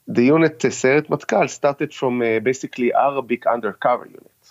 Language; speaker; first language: English; non-native, fluent; Hebrew